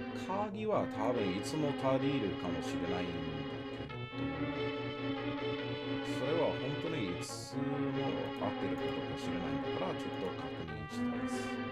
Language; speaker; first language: Japanese; non-native, fluent; English